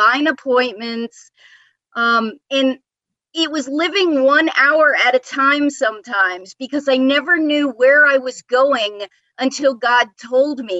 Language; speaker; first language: English; native; English